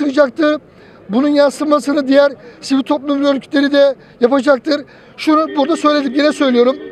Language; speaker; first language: Turkish; native; Turkish